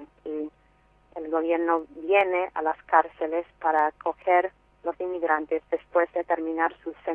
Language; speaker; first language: Spanish; non-native, fluent; English